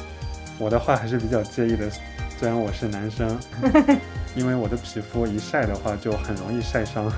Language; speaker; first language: Chinese; native; Chinese